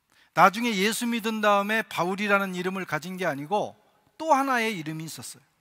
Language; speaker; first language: Korean; native; Korean